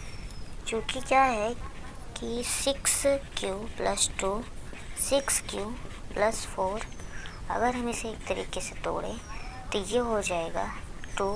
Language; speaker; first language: Hindi; native; Hindi